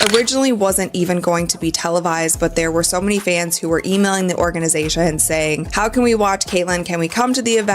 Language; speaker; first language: English; native; English